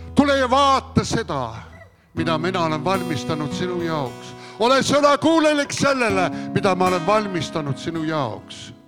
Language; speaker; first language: Estonian; non-native, fluent; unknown